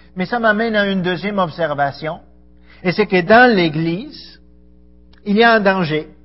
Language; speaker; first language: French; non-native, fluent; Spanish